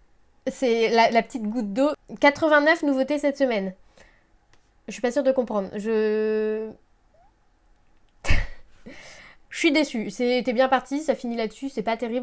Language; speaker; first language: French; native; French